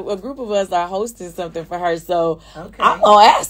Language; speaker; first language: English; native; English